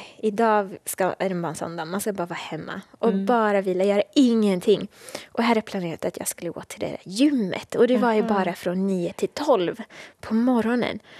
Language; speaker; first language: Swedish; early bilingual, other home language; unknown